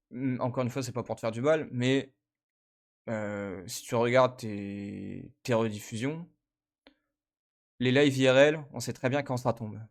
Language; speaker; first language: French; native; French